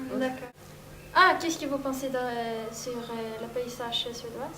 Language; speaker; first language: French; non-native, learner; Swedish